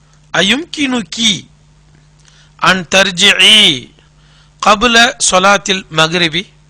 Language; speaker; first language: Arabic; non-native, fluent; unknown